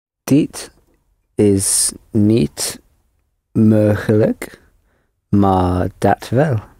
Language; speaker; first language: Dutch; non-native, learner; English